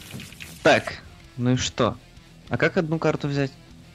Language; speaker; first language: Russian; native; Russian